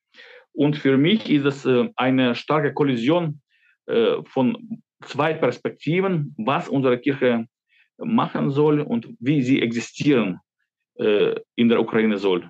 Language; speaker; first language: German; non-native, fluent; Ukrainian